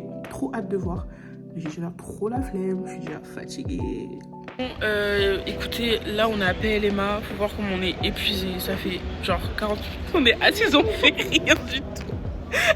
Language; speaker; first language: French; native; French